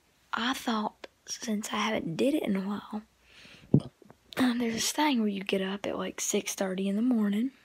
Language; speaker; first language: English; native; English